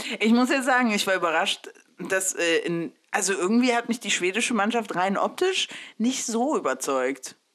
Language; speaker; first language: German; early bilingual, other home language; Spanish